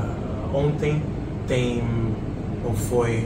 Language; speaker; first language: Portuguese; non-native, learner; English